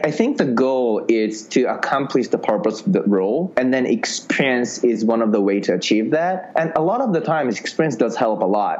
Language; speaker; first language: English; non-native, fluent; Japanese